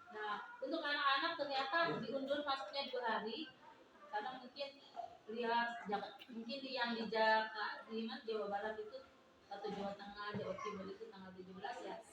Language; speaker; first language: Indonesian; non-native, local second language; Sundanese